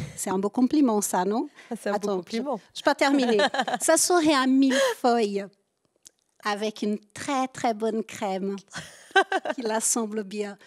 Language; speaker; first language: French; native; French